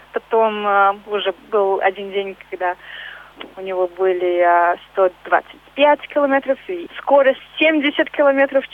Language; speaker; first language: Russian; non-native, local second language; Latvian